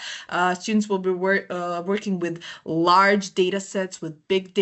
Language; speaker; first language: English; non-native, fluent; Croatian